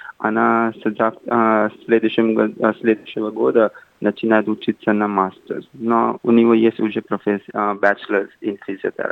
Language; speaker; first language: Russian; non-native, fluent; Hindi